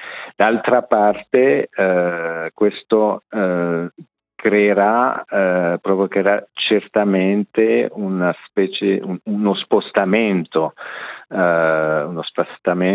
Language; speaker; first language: Italian; non-native, local second language; French